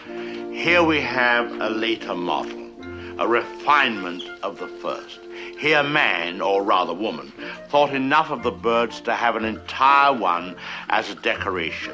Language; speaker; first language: English; native; English